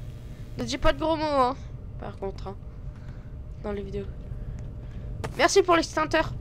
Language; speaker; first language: French; native; French